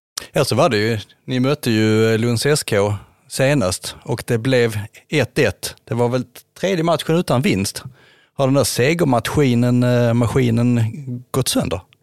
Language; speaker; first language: Swedish; native; Swedish